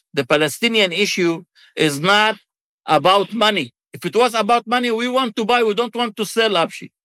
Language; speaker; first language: English; non-native, fluent; Arabic